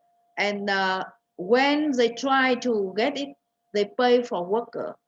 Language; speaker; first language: English; non-native, fluent; Vietnamese